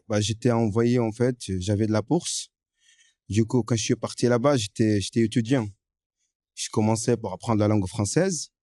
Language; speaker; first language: French; non-native, fluent; Arabic